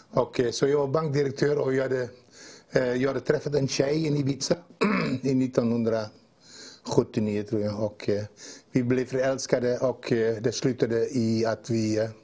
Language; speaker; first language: Swedish; non-native, fluent; Dutch